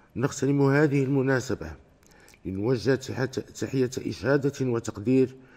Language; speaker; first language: Arabic; native; Arabic